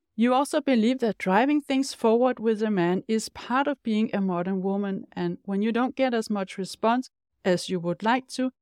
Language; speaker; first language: English; non-native, fluent; Danish